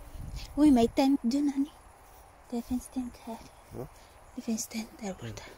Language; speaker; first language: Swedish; non-native, learner; Filipino